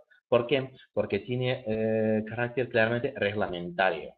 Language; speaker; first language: Spanish; native; Spanish